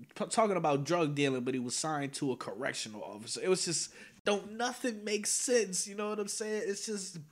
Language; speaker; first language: English; native; English